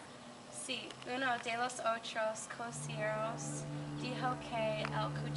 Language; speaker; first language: Spanish; non-native, learner; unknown